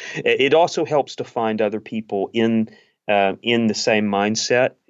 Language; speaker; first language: English; native; English